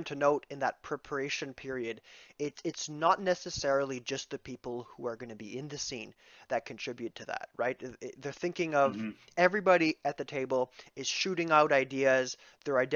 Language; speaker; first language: English; native; English